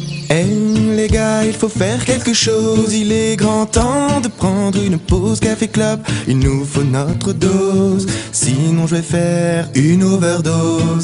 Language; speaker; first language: French; native; French